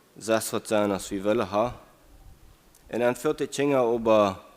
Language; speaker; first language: German; non-native, learner; English